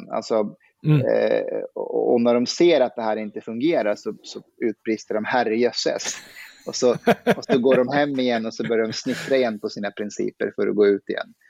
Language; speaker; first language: Swedish; early bilingual, other home language; Persian